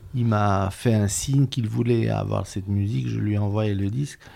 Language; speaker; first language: French; non-native, fluent; Romanian